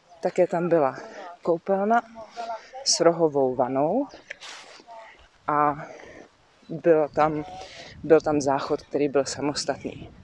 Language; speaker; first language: Czech; native; Czech